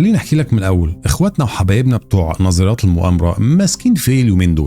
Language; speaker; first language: Arabic; native; Arabic